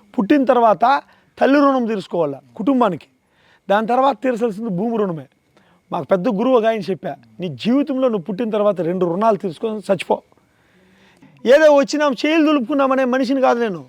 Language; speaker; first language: Telugu; native; Telugu